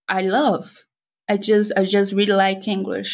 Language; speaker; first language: English; non-native, fluent; Portuguese